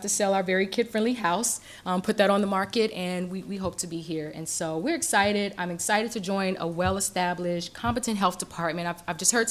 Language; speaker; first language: English; native; English